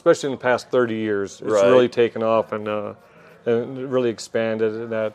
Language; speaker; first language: English; native; English